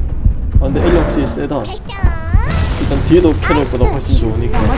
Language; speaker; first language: Korean; native; Korean